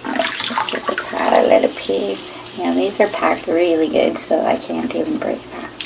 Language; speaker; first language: English; native; English